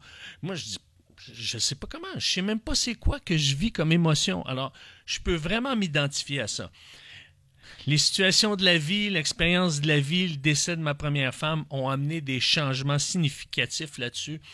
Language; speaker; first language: French; native; French